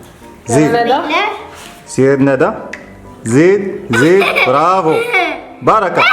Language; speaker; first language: Arabic; native; Arabic